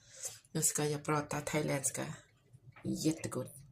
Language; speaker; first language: Swedish; non-native, learner; Thai